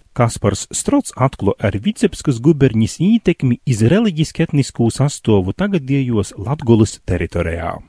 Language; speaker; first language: Latvian; native; Latvian